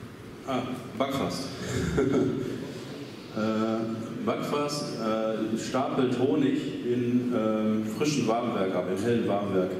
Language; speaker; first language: German; native; German